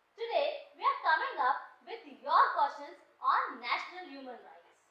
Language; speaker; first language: English; non-native, local second language; Hindi